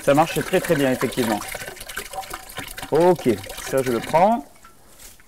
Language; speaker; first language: French; native; French